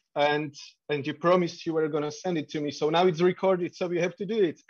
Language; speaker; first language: English; non-native, fluent; Slovak